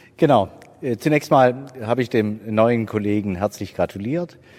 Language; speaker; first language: German; native; German